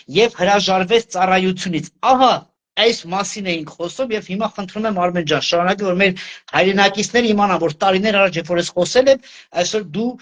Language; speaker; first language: Armenian; native; Armenian